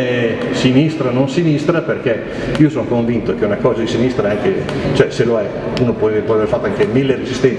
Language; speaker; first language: Italian; native; Italian